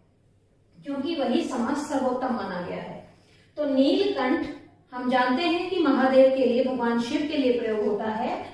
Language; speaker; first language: Hindi; native; Hindi